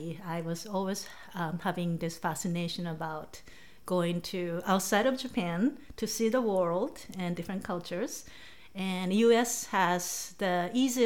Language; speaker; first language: English; non-native, fluent; Japanese